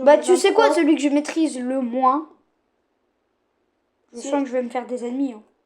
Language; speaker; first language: French; native; French